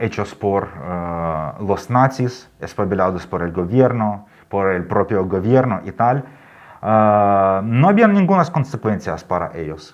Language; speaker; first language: Spanish; non-native, fluent; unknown